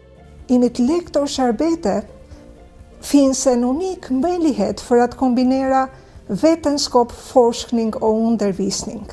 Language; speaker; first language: Swedish; non-native, fluent; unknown